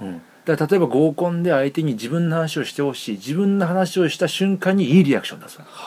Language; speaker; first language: Japanese; native; Japanese